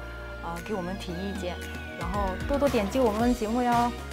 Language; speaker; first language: Chinese; native; Chinese